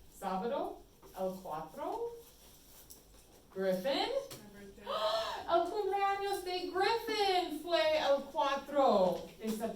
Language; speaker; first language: Spanish; non-native, fluent; English